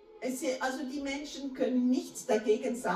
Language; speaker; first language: German; non-native, fluent; Portuguese